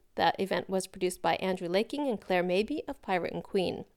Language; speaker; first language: English; native; English